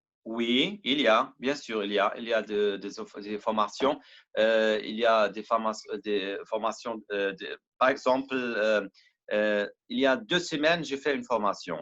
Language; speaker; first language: French; non-native, learner; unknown